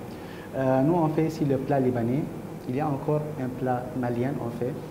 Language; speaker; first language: French; non-native, learner; Arabic